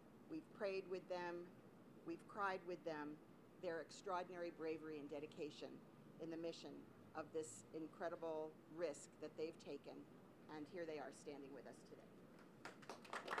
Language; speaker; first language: English; native; English